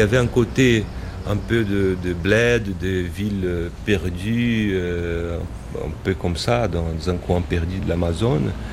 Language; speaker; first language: French; non-native, fluent; Portuguese